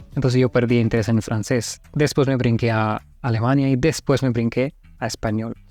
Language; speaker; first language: Spanish; non-native, learner; Hindi